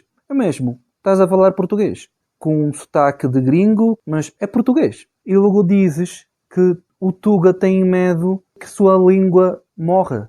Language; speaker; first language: Portuguese; non-native, fluent; Spanish